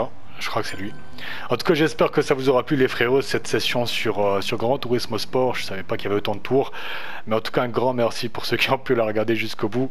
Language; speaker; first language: French; native; French